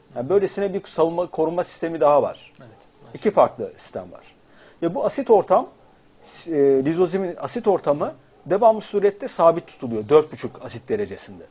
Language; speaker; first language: Turkish; native; Turkish